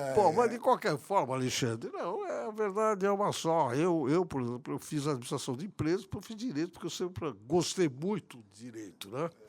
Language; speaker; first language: Portuguese; early bilingual, other home language; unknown